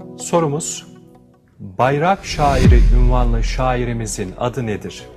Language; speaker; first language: Turkish; native; Turkish